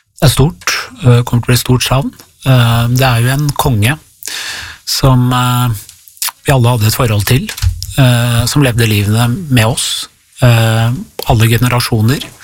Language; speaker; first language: Norwegian; early bilingual, other home language; Persian